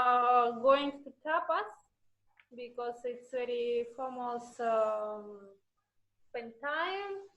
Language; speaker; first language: English; non-native, learner; Russian